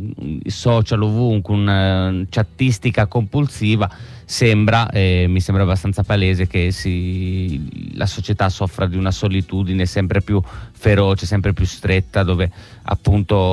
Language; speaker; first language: Italian; native; Italian